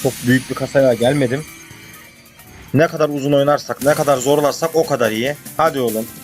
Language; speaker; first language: Turkish; native; Turkish